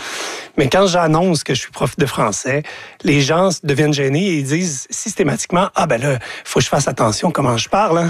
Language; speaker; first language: French; native; French